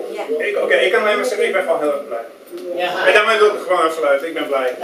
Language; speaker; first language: Dutch; native; Dutch